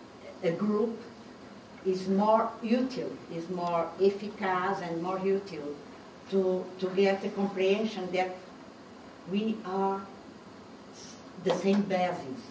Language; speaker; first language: English; non-native, learner; Portuguese